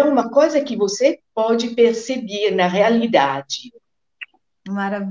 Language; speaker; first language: Portuguese; non-native, fluent; Italian